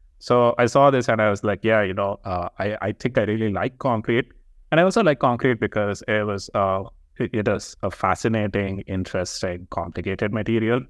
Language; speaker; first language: English; non-native, local second language; Telugu